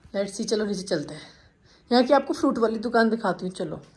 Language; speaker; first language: Hindi; native; Hindi